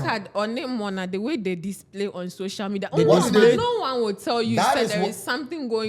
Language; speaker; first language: English; non-native, local second language; Akan